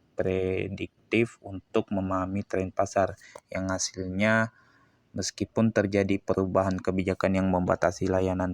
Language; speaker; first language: Indonesian; native; Indonesian